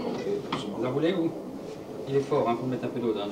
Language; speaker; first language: French; native; French